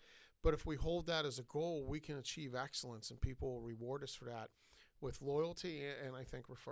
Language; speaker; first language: English; native; English